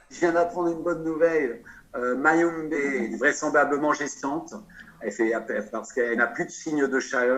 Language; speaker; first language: French; native; French